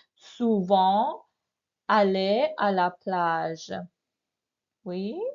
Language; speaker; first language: French; non-native, fluent; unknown